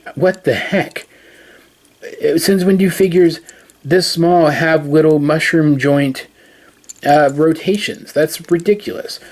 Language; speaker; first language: English; native; English